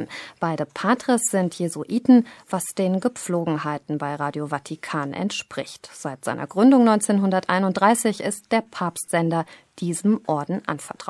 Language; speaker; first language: German; native; German